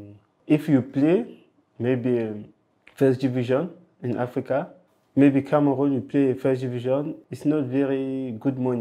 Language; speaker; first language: English; non-native, local second language; French